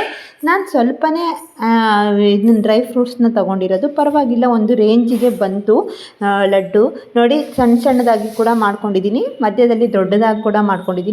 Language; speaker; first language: Kannada; native; Kannada